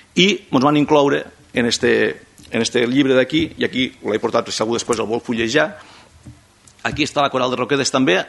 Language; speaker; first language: Catalan; non-native, local second language; Spanish